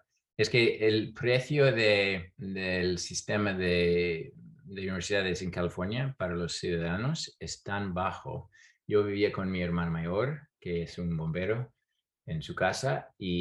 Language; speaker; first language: Spanish; non-native, fluent; English